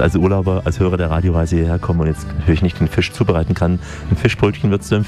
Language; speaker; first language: German; native; German